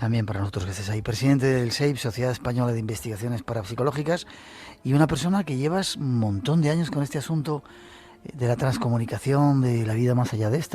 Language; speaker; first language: Spanish; native; Spanish